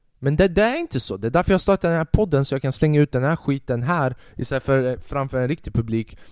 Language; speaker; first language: Swedish; early bilingual, other home language; Albanian